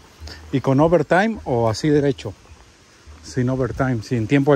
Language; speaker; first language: Spanish; native; Spanish